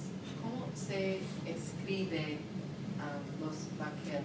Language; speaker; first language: Spanish; non-native, learner; English